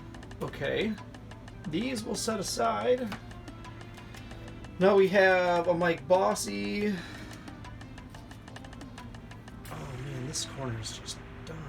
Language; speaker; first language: English; native; English